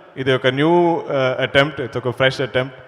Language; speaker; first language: Telugu; non-native, learner; Malayalam